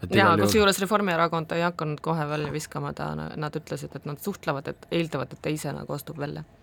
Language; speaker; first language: Estonian; non-native, local second language; Russian